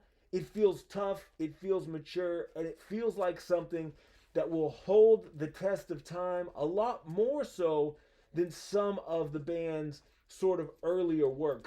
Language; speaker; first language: English; native; English